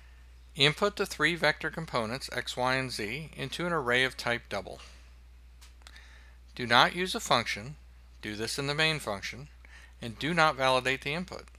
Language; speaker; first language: English; native; English